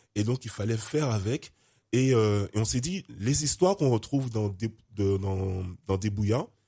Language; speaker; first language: French; native; French